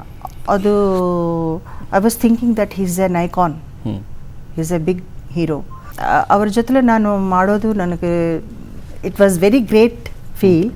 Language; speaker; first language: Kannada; non-native, learner; Telugu